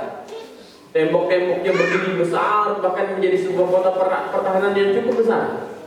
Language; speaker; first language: Indonesian; native; Indonesian